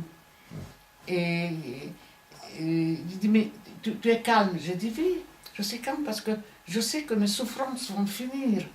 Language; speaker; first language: French; non-native, fluent; Hungarian